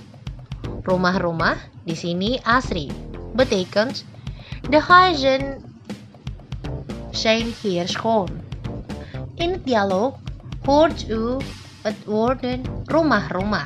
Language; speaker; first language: Dutch; non-native, fluent; Indonesian